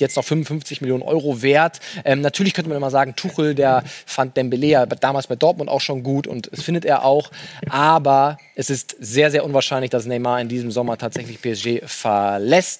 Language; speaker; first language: German; native; German